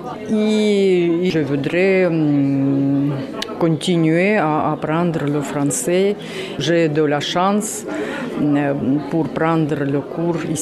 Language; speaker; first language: French; non-native, learner; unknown